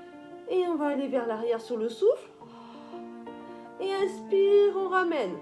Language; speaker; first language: French; native; French